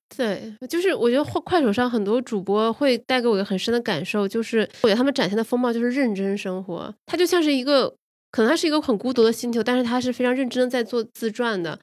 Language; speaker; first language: Chinese; native; Chinese